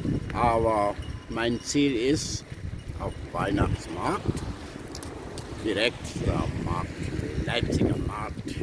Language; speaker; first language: German; non-native, learner; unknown